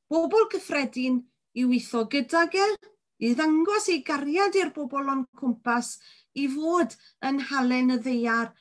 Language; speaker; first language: Welsh; native; Welsh